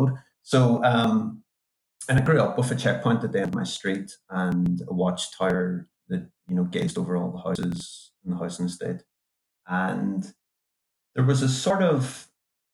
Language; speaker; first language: English; native; English